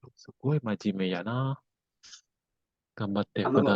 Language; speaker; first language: Japanese; non-native, fluent; Indonesian